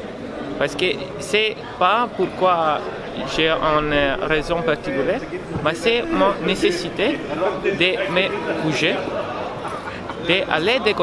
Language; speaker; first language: French; non-native, learner; Italian